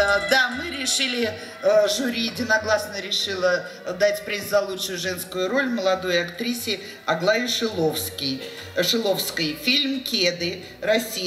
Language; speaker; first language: Russian; native; Russian